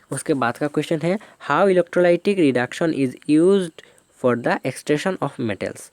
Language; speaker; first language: Hindi; non-native, local second language; Bangla